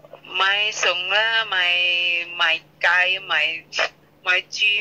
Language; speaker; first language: Cantonese; non-native, learner; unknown